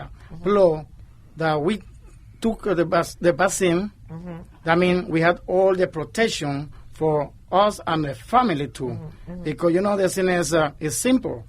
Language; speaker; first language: English; non-native, learner; Spanish